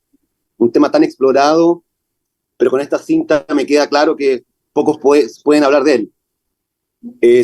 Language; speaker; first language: Spanish; native; Spanish